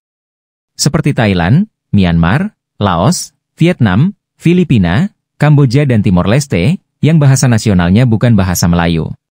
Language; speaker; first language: Indonesian; native; Indonesian